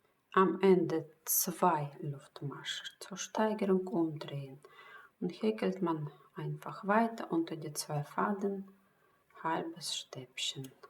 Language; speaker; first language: German; non-native, fluent; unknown